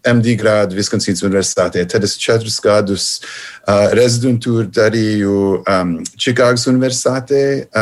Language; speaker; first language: Latvian; non-native, fluent; English